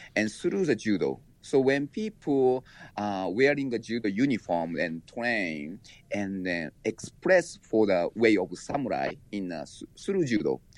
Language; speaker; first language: English; non-native, learner; Japanese